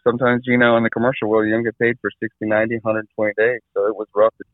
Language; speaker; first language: English; native; English